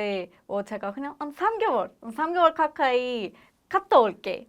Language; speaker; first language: Korean; non-native, fluent; Persian